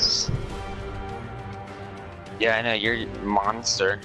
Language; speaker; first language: English; native; English